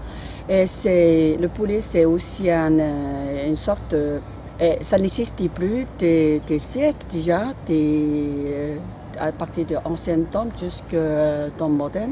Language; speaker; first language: French; non-native, fluent; Chinese